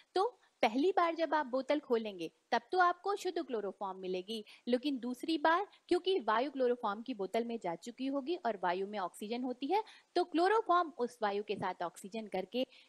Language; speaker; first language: Hindi; native; Hindi